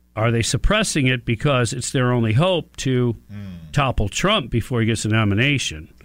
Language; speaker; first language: English; native; English